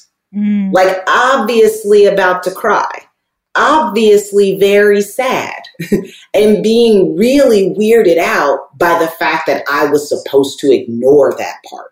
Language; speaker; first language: English; native; English